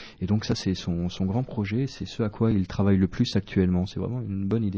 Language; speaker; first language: French; native; French